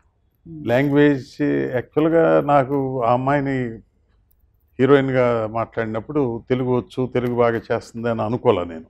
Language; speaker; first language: Telugu; native; Telugu